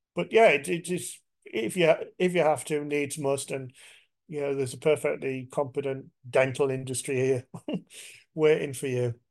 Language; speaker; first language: English; native; English